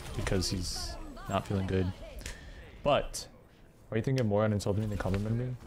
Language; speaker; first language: English; native; English